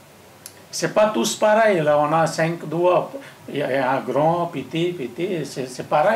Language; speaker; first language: French; non-native, learner; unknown